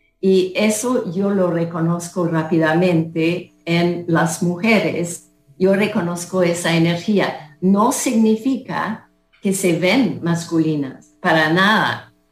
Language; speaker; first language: Spanish; non-native, fluent; French